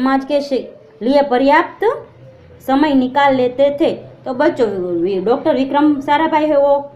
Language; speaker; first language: Hindi; non-native, local second language; Gujarati